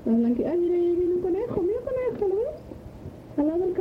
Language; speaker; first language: Spanish; native; Spanish